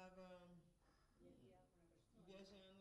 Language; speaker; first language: Portuguese; non-native, local second language; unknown